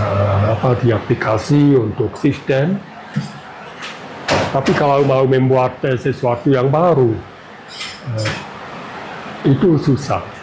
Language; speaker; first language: Indonesian; non-native, learner; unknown